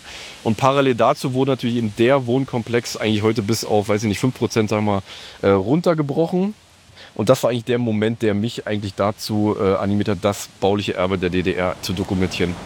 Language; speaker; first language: German; native; German